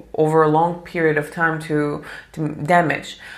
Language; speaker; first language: English; non-native, fluent; Slovak